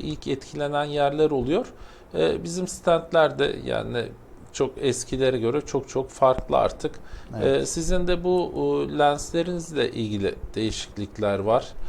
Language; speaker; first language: Turkish; native; Turkish